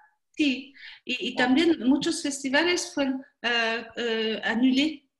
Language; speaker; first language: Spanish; non-native, learner; French